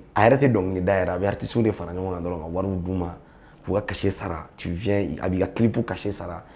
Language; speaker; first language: French; non-native, local second language; Tamasheq